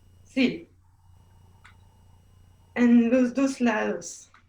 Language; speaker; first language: Spanish; non-native, learner; French